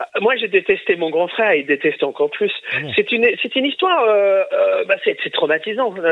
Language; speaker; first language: French; early bilingual, other home language; English